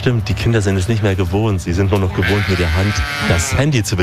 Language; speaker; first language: German; native; German